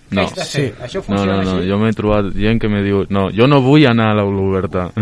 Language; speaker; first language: Catalan; non-native, local second language; Spanish